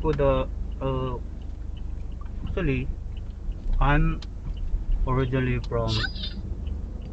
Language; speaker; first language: English; non-native, local second language; Filipino